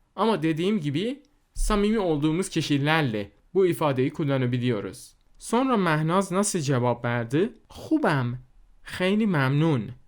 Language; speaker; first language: Turkish; non-native, fluent; Persian